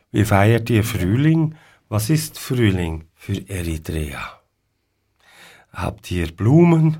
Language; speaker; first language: German; native; German